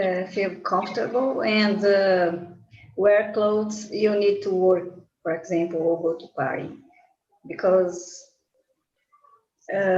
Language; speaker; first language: English; non-native, learner; Portuguese